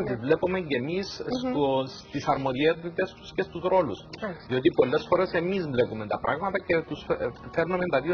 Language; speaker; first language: Greek; native; Greek